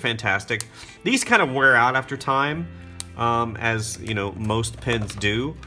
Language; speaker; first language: English; native; English